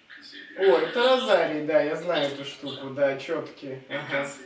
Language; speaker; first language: Russian; native; Russian